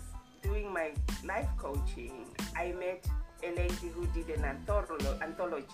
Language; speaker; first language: English; non-native, local second language; Shona